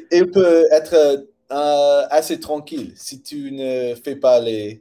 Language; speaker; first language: French; non-native, learner; English